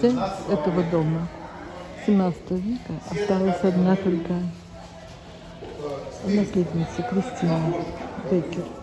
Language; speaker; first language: Russian; native; Russian